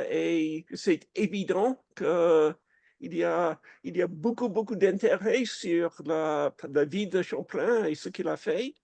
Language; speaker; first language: French; non-native, fluent; English